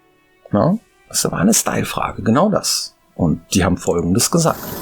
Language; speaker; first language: German; native; German